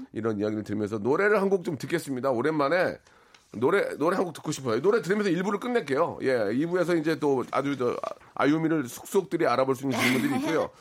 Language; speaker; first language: Korean; native; Korean